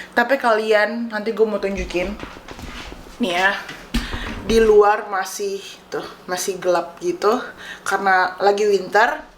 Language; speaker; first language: Indonesian; native; Indonesian